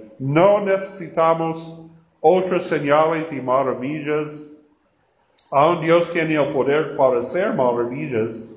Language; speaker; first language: Spanish; non-native, learner; English